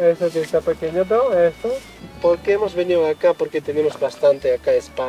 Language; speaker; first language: Spanish; non-native, local second language; Quechua